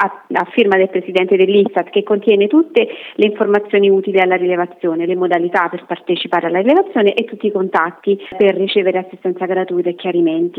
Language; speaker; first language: Italian; native; Italian